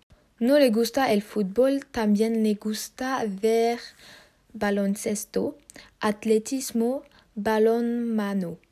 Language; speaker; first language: Spanish; non-native, learner; French